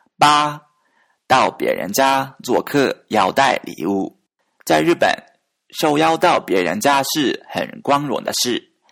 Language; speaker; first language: Chinese; non-native, fluent; Japanese